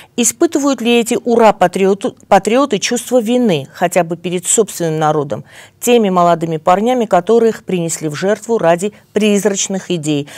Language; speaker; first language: Russian; non-native, local second language; Armenian